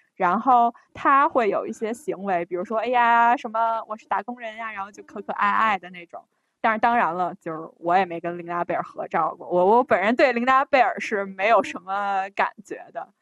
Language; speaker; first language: Chinese; native; Chinese